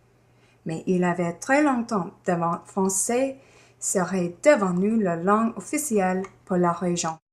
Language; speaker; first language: French; non-native, learner; English